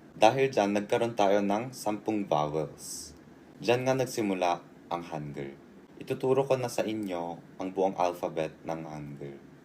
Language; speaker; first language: Filipino; early bilingual, heritage; Korean